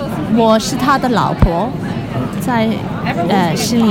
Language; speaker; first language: Chinese; non-native, local second language; Cantonese